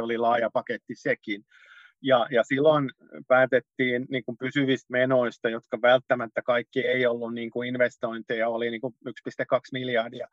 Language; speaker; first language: Finnish; non-native, local second language; Swedish